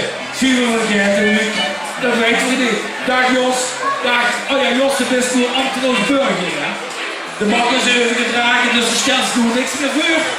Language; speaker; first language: Dutch; native; Dutch